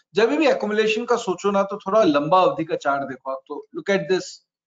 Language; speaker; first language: English; non-native, local second language; Hindi